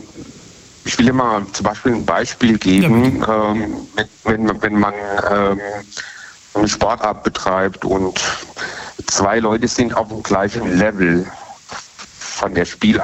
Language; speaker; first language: German; native; German